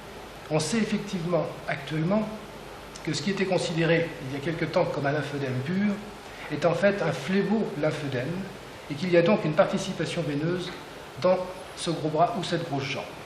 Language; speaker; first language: French; native; French